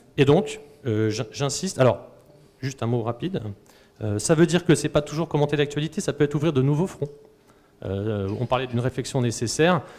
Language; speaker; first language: French; native; French